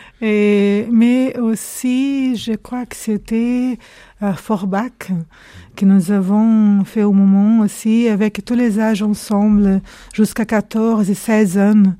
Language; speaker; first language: French; non-native, fluent; Portuguese